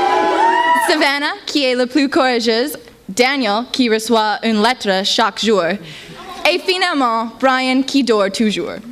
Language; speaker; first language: French; non-native, learner; English